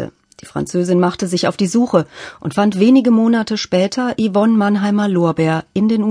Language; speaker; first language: German; native; German